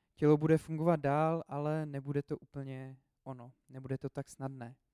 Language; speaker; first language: Czech; native; Czech